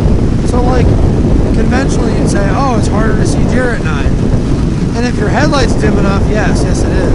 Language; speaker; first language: English; native; English